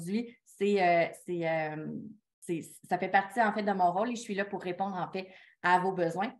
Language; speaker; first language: French; native; French